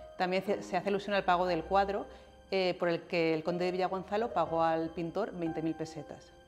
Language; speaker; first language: Spanish; native; Spanish